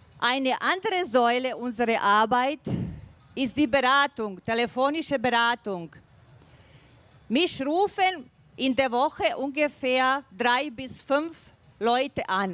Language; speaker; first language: German; non-native, fluent; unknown